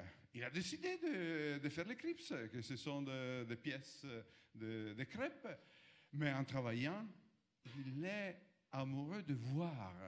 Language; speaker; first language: French; non-native, fluent; Italian